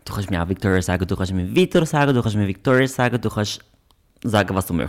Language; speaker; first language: German; non-native, fluent; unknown